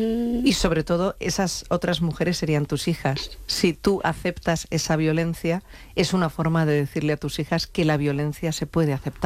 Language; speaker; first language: Spanish; native; Spanish